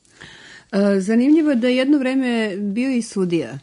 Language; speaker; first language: Serbian; native; Serbian